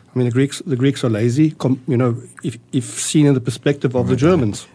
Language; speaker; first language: English; early bilingual, other home language; German